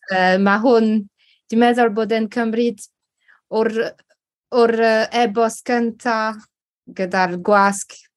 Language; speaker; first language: Welsh; non-native, local second language; English